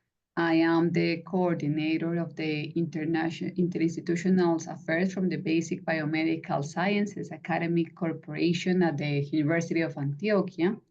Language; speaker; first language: English; non-native, fluent; Spanish